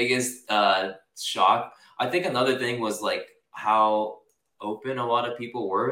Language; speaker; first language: English; early bilingual, other home language; Japanese